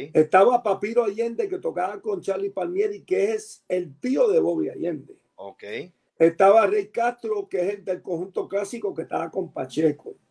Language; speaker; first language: Spanish; early bilingual, heritage; Spanish